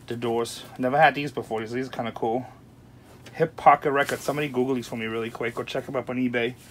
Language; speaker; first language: English; non-native, fluent; German